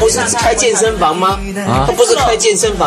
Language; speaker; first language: Chinese; native; Chinese